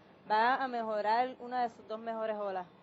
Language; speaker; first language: Spanish; native; Spanish